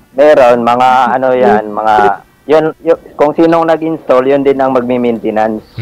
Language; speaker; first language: Filipino; non-native, local second language; Cebuano